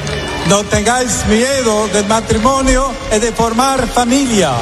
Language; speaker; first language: Spanish; non-native, fluent; English